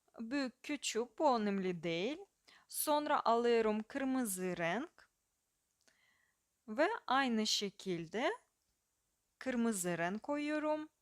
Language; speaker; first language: Turkish; non-native, fluent; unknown